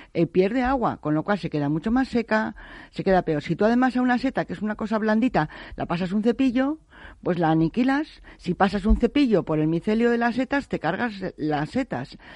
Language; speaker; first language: Spanish; native; Spanish